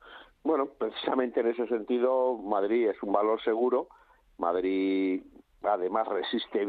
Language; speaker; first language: Spanish; native; Spanish